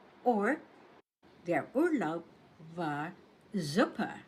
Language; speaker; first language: German; non-native, fluent; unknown